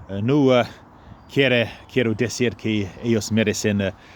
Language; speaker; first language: Spanish; non-native, fluent; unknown